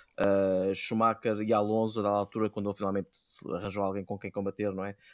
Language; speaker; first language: Portuguese; native; Portuguese